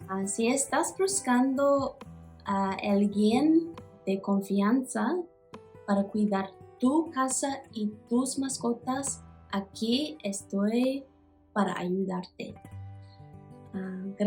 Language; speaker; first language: Spanish; non-native, learner; Māori